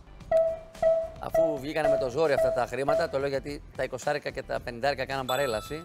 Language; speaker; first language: Greek; native; Greek